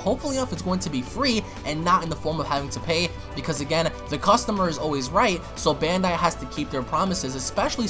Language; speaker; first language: English; native; English